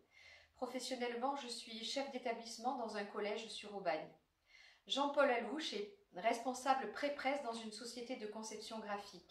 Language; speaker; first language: French; native; French